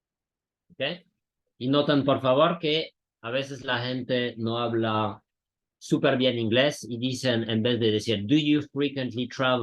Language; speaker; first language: Spanish; non-native, fluent; French